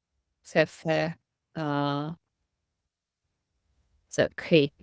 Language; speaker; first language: French; non-native, learner; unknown